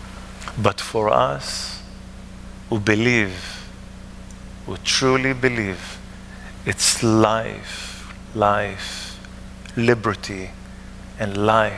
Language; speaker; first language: English; non-native, fluent; Hebrew